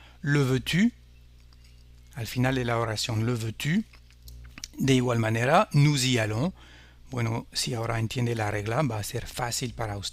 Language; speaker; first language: Spanish; non-native, fluent; French